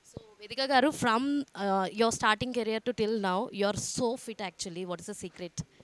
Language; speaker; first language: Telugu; native; Telugu